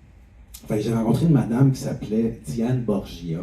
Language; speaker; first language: French; native; French